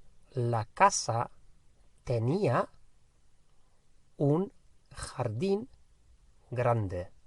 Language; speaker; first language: Spanish; non-native, fluent; English